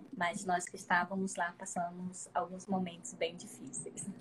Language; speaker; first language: Portuguese; native; Portuguese